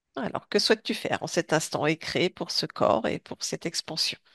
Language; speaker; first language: French; native; French